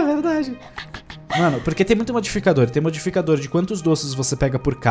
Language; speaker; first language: Portuguese; native; Portuguese